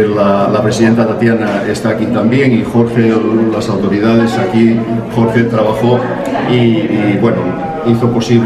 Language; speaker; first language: Spanish; native; Spanish